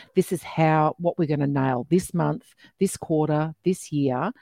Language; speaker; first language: English; native; English